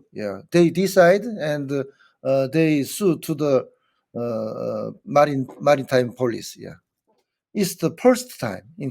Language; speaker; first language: English; non-native, learner; Korean